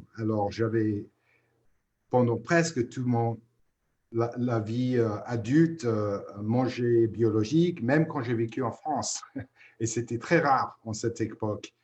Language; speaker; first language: French; non-native, fluent; English